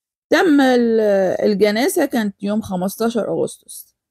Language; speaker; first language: Arabic; native; Arabic